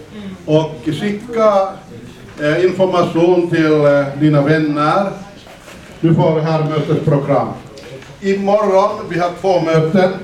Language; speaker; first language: Swedish; non-native, fluent; Finnish